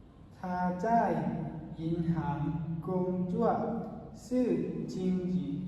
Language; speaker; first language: Chinese; non-native, learner; Thai